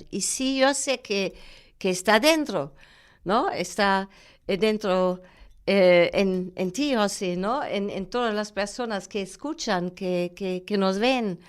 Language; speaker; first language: Spanish; non-native, fluent; German